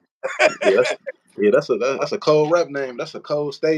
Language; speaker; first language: English; native; English